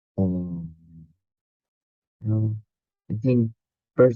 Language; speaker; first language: English; non-native, learner; Vietnamese